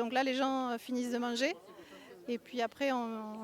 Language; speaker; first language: French; native; French